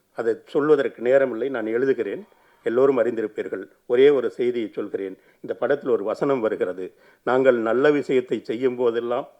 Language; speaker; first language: Tamil; native; Tamil